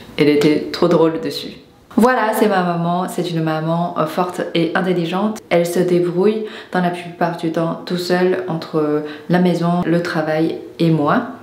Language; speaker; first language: French; non-native, fluent; Chinese